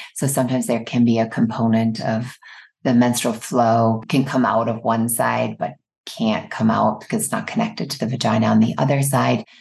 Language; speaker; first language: English; native; English